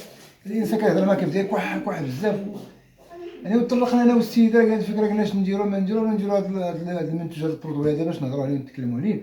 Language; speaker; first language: Arabic; native; Arabic